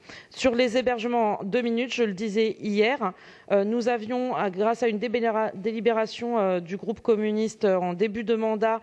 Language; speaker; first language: French; native; French